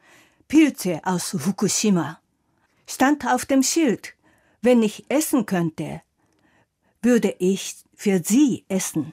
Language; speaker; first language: German; non-native, fluent; Japanese